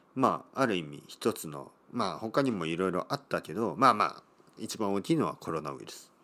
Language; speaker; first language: Japanese; native; Japanese